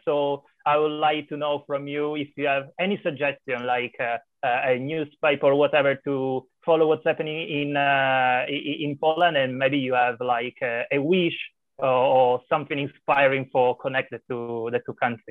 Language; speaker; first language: English; non-native, fluent; Italian